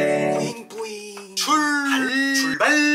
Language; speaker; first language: Korean; native; Korean